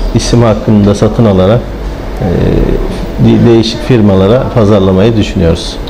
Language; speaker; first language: Turkish; native; Turkish